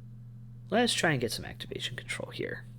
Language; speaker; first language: English; native; English